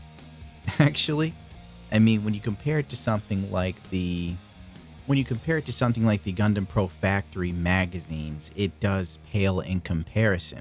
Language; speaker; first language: English; native; English